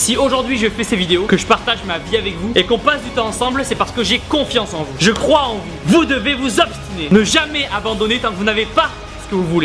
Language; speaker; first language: French; native; French